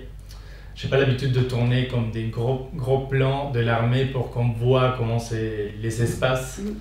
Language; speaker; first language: French; non-native, fluent; Spanish